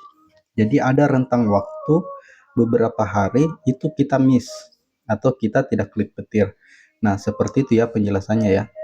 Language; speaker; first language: Indonesian; native; Indonesian